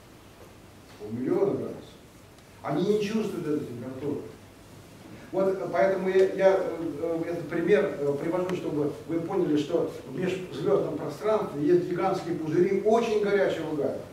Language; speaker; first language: Russian; native; Russian